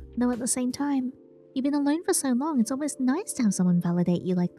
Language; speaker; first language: English; native; English